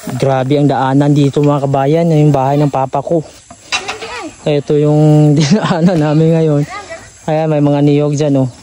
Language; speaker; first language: Filipino; non-native, local second language; Cebuano